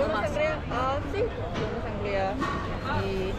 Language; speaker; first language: Spanish; non-native, learner; Korean